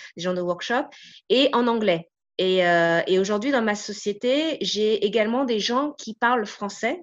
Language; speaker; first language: French; native; French